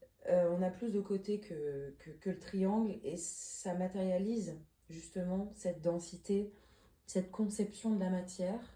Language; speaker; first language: French; native; French